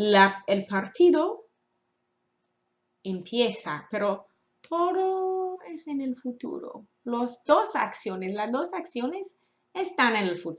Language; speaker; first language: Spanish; non-native, fluent; English